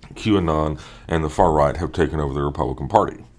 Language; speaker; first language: English; native; English